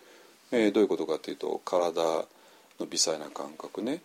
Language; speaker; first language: Japanese; native; Japanese